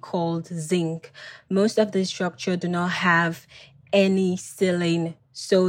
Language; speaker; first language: English; non-native, local second language; Krio